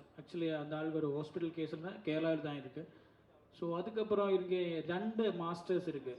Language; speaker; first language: Tamil; non-native, learner; Malayalam